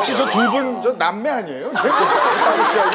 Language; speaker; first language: Korean; native; Korean